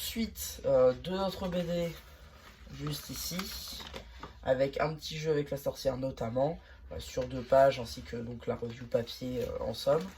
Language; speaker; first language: French; native; French